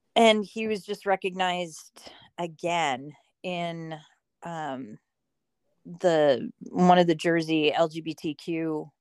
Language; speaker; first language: English; native; English